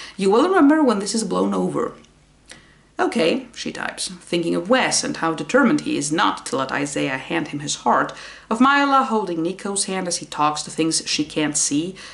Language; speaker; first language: English; non-native, fluent; Greek